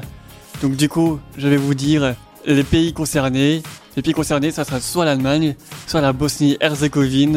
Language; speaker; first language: French; native; French